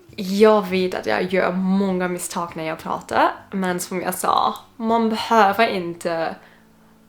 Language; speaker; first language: Swedish; non-native, learner; German